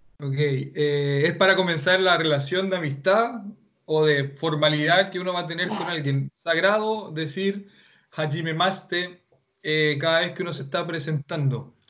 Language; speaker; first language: Spanish; native; Spanish